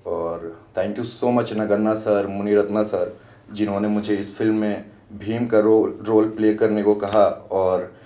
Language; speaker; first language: Hindi; native; Hindi